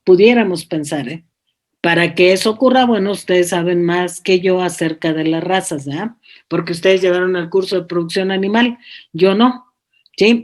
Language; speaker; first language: Spanish; native; Spanish